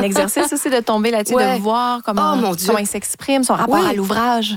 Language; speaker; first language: French; native; French